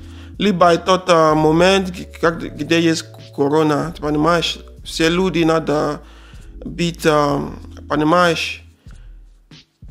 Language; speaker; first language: Russian; non-native, learner; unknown